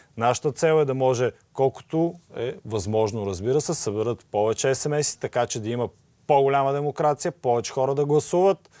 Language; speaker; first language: Bulgarian; native; Bulgarian